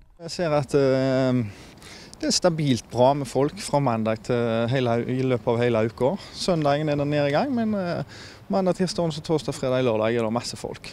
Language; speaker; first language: Norwegian; native; Norwegian